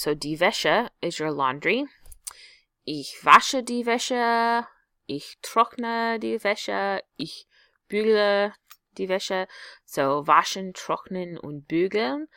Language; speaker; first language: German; non-native, fluent; English